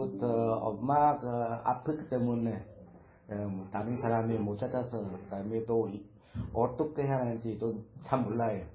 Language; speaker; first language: Korean; non-native, learner; Vietnamese